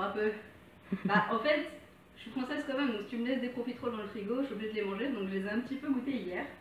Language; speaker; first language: French; native; French